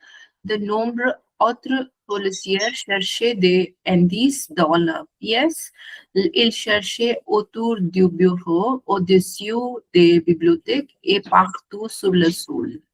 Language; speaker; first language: French; non-native, learner; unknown